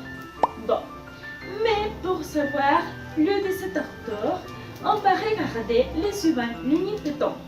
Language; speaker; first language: French; non-native, learner; Spanish